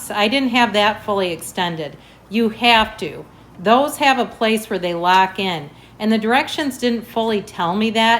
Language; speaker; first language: English; native; English